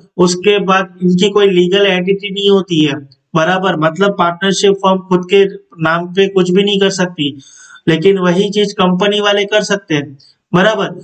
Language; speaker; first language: Hindi; non-native, local second language; Gujarati